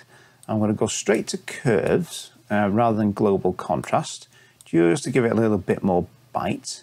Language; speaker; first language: English; native; English